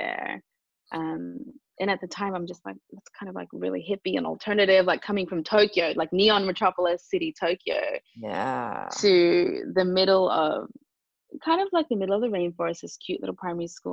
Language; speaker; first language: English; early bilingual, other home language; Japanese